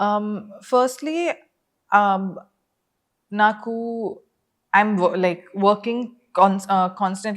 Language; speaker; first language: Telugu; non-native, fluent; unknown